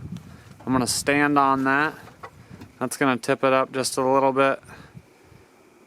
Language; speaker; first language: English; native; English